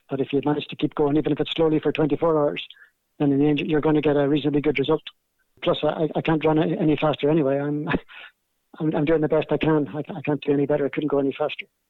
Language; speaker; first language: English; native; English